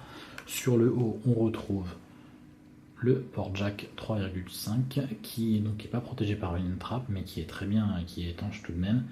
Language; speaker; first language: French; native; French